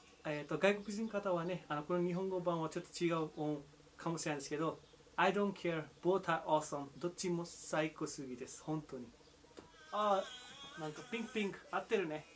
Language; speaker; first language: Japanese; non-native, fluent; Nepali